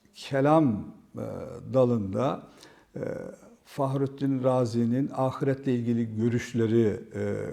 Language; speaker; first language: Turkish; native; Turkish